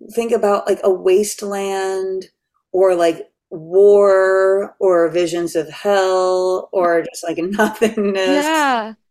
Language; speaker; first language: English; native; English